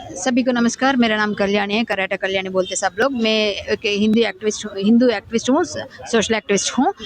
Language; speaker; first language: Hindi; non-native, local second language; Telugu